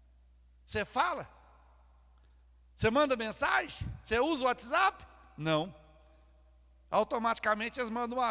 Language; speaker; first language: Portuguese; native; Portuguese